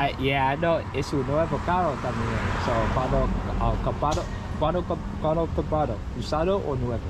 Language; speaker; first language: Spanish; non-native, learner; English